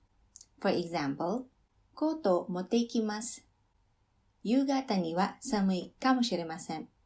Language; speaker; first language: Japanese; non-native, fluent; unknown